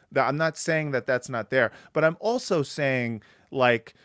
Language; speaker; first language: English; native; English